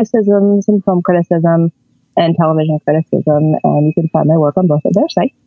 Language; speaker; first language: English; native; English